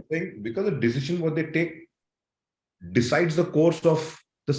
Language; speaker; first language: English; non-native, local second language; Malayalam